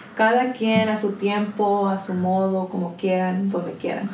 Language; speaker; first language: Spanish; early bilingual, heritage; Spanish